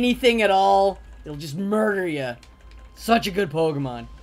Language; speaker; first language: English; native; English